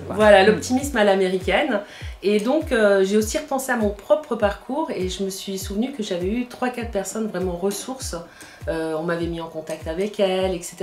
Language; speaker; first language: French; native; French